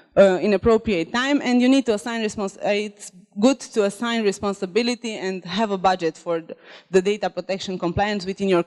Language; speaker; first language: English; non-native, fluent; Romanian